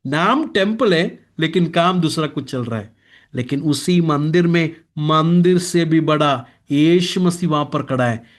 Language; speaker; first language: Hindi; non-native, local second language; Malayalam